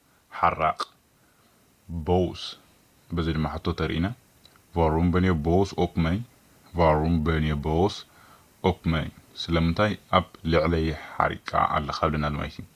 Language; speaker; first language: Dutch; non-native, fluent; Tigrinya